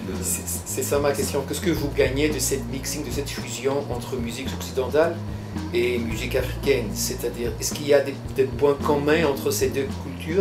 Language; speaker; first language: French; non-native, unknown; Greek